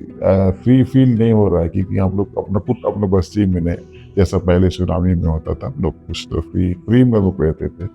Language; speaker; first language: Hindi; non-native, local second language; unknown